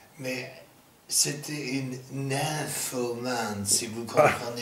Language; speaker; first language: French; non-native, fluent; English